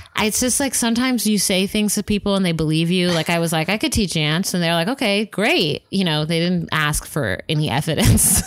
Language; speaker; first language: English; native; English